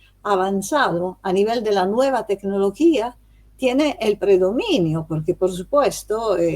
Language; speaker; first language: Spanish; non-native, fluent; Italian